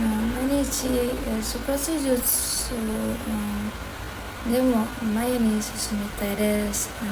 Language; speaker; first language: Japanese; non-native, learner; Indonesian